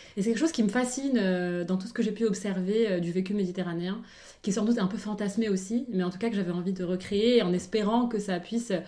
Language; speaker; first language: French; non-native, local second language; Arabic